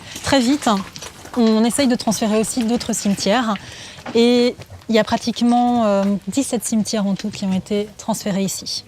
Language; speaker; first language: French; native; French